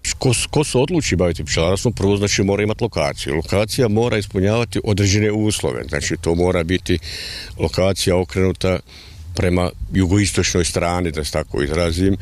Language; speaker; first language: Serbian; native; Serbian